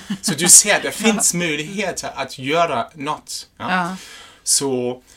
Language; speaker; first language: Swedish; non-native, fluent; German